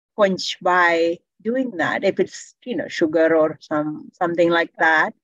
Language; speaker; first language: English; non-native, local second language; Malayalam